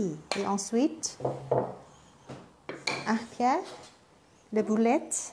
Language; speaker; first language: French; non-native, learner; Thai